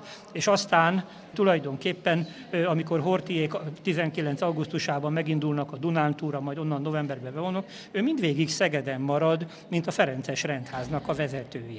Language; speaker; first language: Hungarian; native; Hungarian